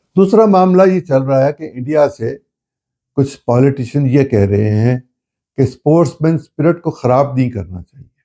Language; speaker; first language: Urdu; non-native, local second language; Punjabi